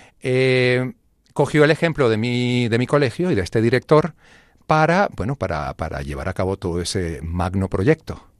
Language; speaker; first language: Spanish; native; Spanish